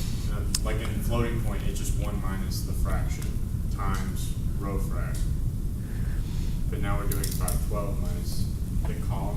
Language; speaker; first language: English; native; English